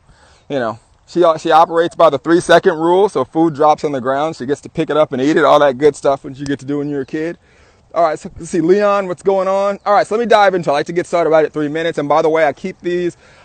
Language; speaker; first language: English; native; English